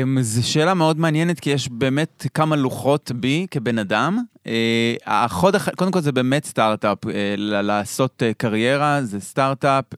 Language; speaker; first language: Hebrew; native; Hebrew